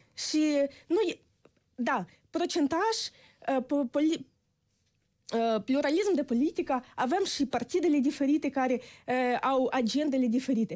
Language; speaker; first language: Romanian; non-native, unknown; Ukrainian